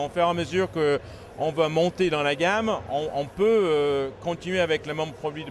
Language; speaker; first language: French; native; French